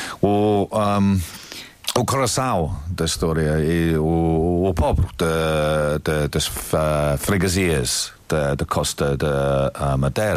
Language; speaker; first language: Portuguese; non-native, learner; English